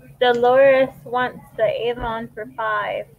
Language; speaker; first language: English; native; English